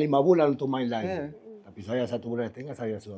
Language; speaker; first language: Indonesian; non-native, fluent; Spanish